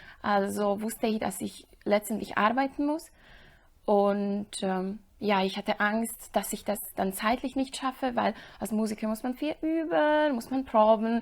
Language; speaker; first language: German; non-native, fluent; Slovak